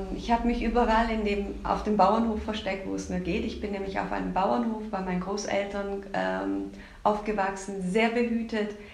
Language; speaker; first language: German; early bilingual, other home language; Turkish